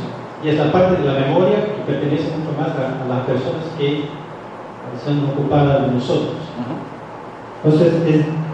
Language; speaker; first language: Spanish; non-native, fluent; Portuguese